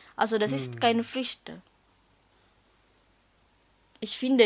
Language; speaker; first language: German; non-native, learner; Indonesian